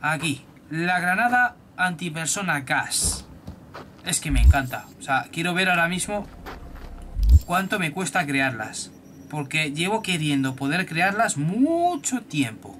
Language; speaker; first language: Spanish; native; Spanish